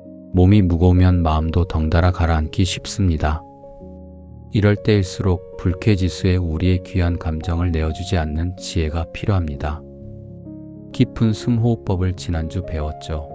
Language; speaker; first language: Korean; native; Korean